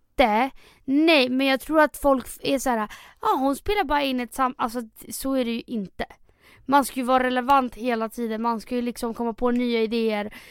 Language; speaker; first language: Swedish; early bilingual, other home language; Spanish